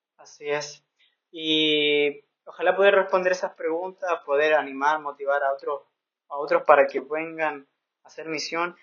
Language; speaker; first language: Spanish; native; Spanish